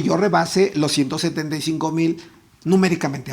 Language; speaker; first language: Spanish; native; Spanish